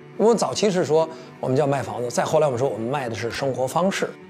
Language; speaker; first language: Chinese; native; Chinese